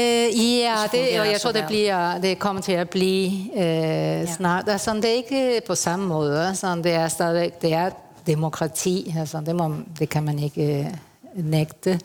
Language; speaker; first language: Danish; non-native, fluent; Spanish